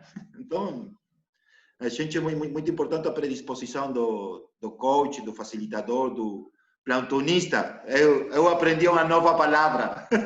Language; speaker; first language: Portuguese; non-native, learner; Spanish